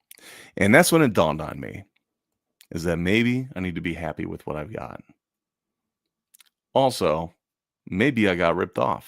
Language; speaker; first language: English; native; English